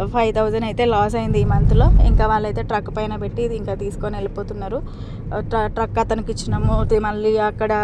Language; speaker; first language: Telugu; native; Telugu